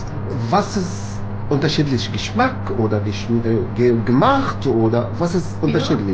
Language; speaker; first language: German; non-native, learner; Arabic